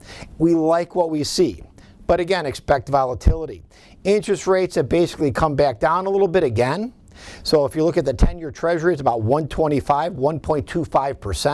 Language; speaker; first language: English; native; English